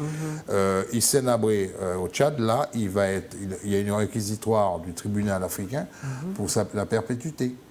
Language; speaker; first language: French; native; French